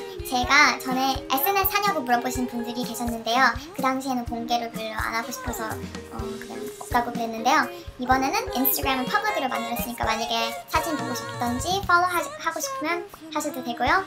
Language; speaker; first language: Korean; early bilingual, heritage; Korean